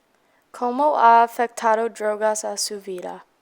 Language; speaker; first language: Spanish; non-native, learner; English